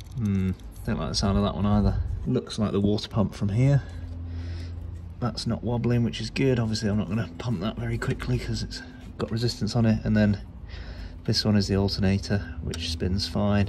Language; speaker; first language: English; native; English